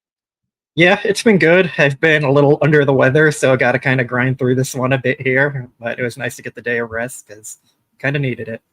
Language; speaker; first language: English; native; English